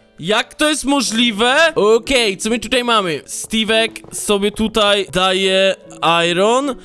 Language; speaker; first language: Polish; native; Polish